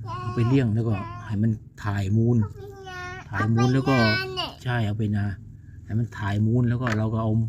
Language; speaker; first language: Thai; native; Thai